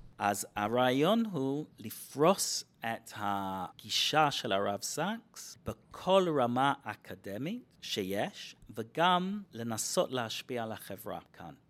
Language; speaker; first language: Hebrew; non-native, fluent; English